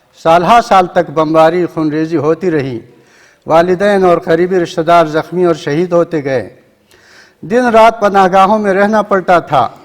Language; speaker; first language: Urdu; non-native, local second language; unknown